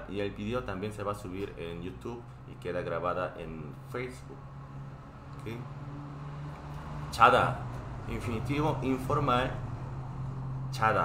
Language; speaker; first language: Spanish; non-native, fluent; Korean